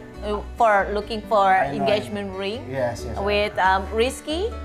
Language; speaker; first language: English; non-native, learner; Indonesian